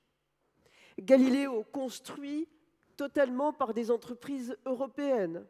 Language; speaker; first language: French; native; French